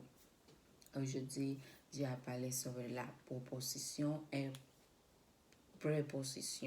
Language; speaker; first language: French; non-native, learner; Spanish